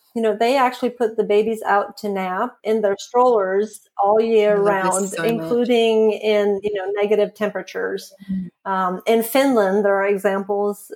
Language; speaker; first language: English; non-native, fluent; Swedish